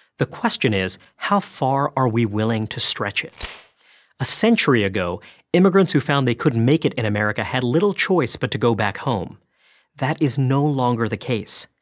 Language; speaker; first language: English; early bilingual, other home language; Bangla